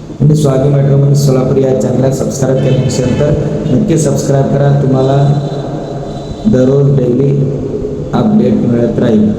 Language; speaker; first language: Marathi; non-native, local second language; Kannada